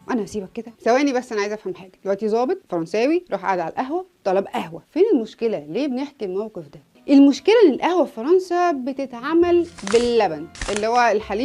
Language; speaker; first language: Arabic; native; Arabic